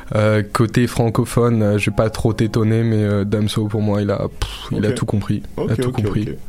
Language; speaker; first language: French; native; French